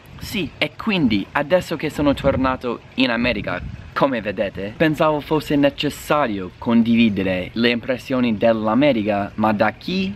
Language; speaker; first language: Italian; non-native, fluent; English